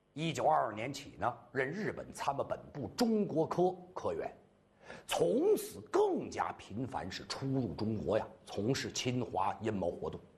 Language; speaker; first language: Chinese; native; Chinese